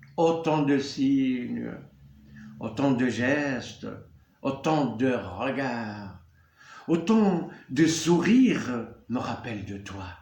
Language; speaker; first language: French; non-native, local second language; Arabic